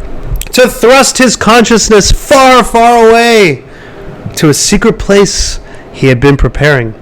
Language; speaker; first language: English; native; English